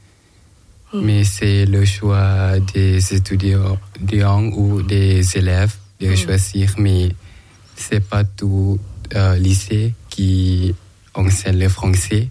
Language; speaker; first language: French; non-native, learner; Thai